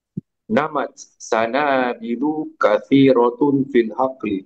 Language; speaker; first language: Arabic; non-native, learner; Malay